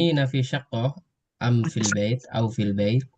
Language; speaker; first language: Arabic; non-native, fluent; Indonesian